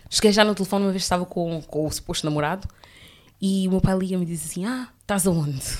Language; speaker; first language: Portuguese; early bilingual, heritage; Portuguese